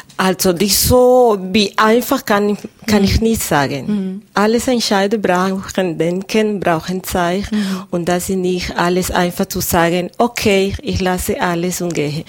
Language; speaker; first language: German; non-native, learner; Spanish